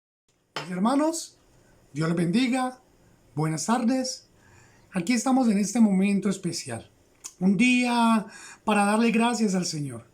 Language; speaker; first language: Spanish; native; Spanish